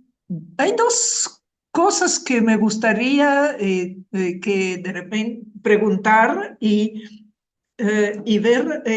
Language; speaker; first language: Spanish; non-native, fluent; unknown